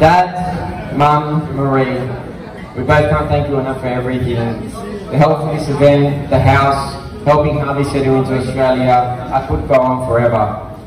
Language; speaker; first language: English; native; English